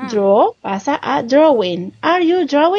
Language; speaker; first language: English; non-native, learner; Spanish